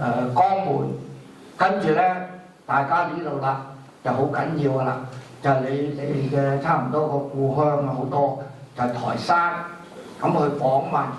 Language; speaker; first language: Cantonese; native; Cantonese